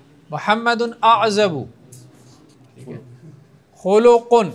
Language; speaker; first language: Arabic; non-native, fluent; Urdu